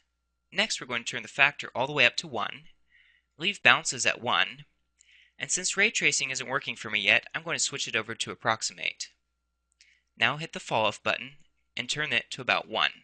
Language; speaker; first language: English; native; English